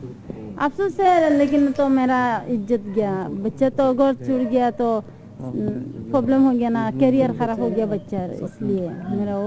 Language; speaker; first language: Hindi; non-native, local second language; Assamese